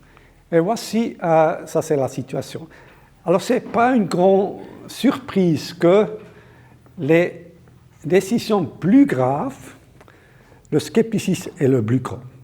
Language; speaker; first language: French; non-native, local second language; German